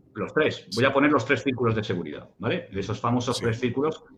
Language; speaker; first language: Spanish; native; Spanish